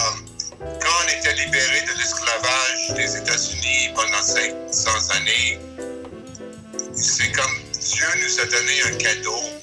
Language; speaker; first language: French; early bilingual, other home language; English